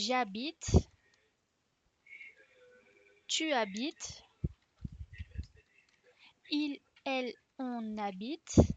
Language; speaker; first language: French; non-native, fluent; Spanish